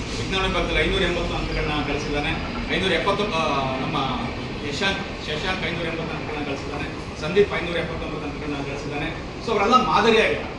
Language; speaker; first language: Kannada; native; Kannada